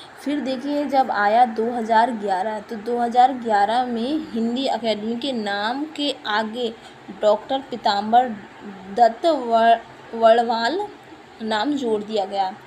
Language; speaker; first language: Hindi; native; Hindi